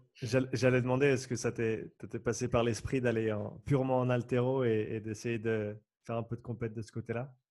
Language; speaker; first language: French; native; French